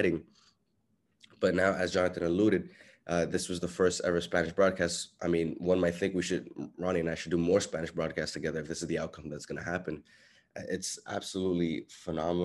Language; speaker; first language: English; non-native, fluent; Spanish